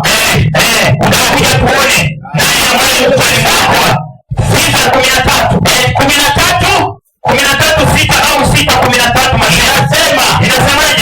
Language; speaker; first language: Swahili; non-native, local second language; Luo (Kenya and Tanzania)